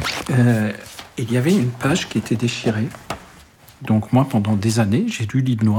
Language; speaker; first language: French; early bilingual, other home language; Arabic